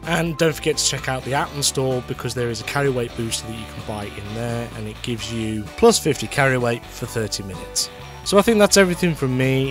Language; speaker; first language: English; native; English